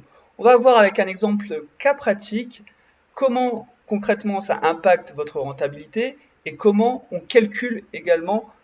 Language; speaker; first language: French; native; French